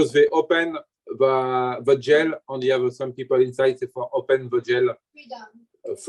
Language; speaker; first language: English; non-native, learner; French